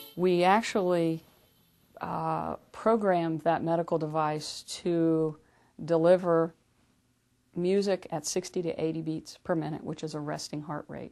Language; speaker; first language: English; native; English